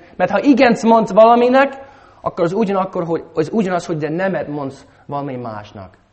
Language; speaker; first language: Hungarian; non-native, fluent; English